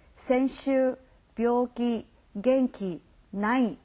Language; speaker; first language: Japanese; non-native, fluent; Chinese